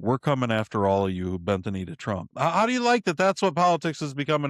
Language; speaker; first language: English; native; English